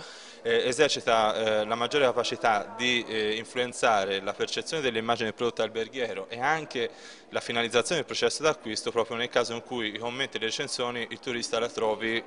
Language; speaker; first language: Italian; native; Italian